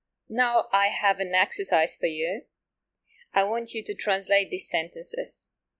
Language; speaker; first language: English; non-native, fluent; Polish